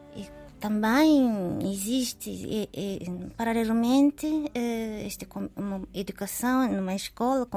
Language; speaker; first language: Portuguese; non-native, learner; Japanese